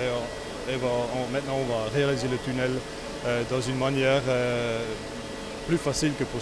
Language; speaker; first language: French; non-native, local second language; Italian